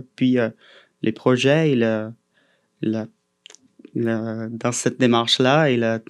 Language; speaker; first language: French; non-native, fluent; Portuguese